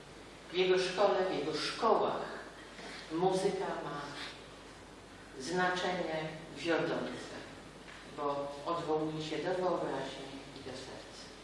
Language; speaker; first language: Polish; native; Polish